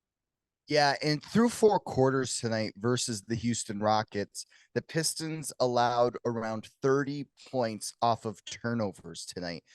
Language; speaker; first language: English; native; English